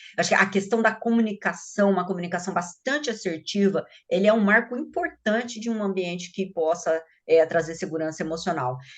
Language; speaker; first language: Portuguese; native; Portuguese